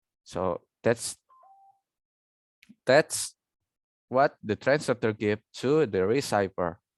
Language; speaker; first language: English; non-native, learner; Indonesian